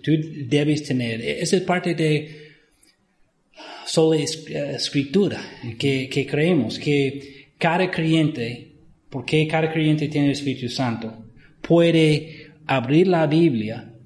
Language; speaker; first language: Spanish; non-native, fluent; English